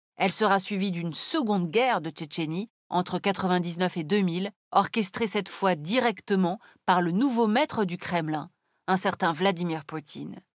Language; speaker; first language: French; native; French